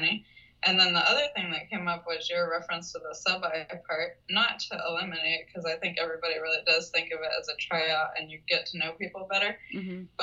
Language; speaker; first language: English; native; English